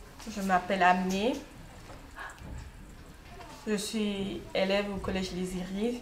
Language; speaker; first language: French; non-native, learner; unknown